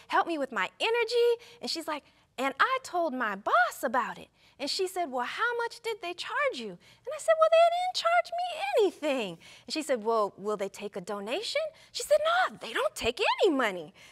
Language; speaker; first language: English; native; English